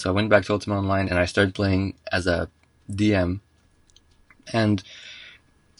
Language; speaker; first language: English; non-native, fluent; French